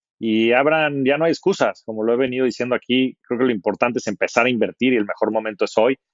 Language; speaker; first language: Spanish; native; Spanish